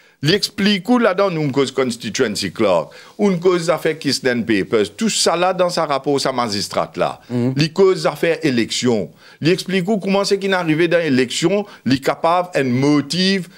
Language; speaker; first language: French; non-native, local second language; Morisyen